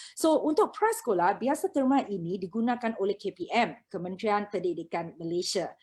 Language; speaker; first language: Malay; non-native, local second language; Chinese